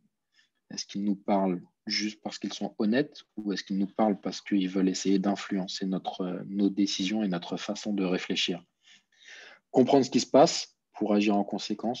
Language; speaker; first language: French; native; French